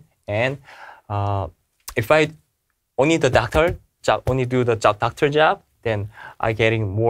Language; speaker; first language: English; non-native, learner; Korean